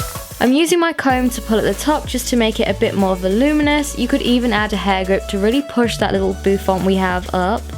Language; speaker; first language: English; native; English